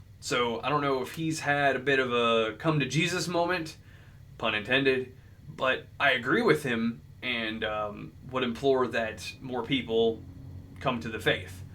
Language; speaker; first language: English; native; English